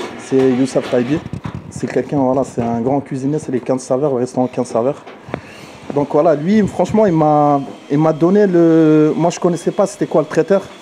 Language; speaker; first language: French; early bilingual, other home language; Arabic